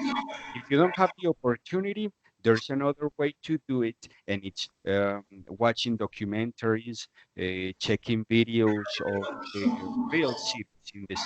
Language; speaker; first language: English; non-native, fluent; Spanish